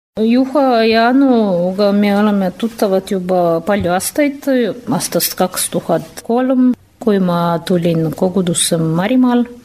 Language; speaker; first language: Estonian; non-native, fluent; Russian